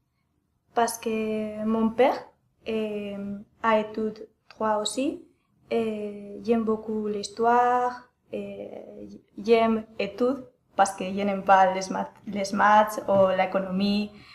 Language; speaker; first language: French; non-native, learner; Spanish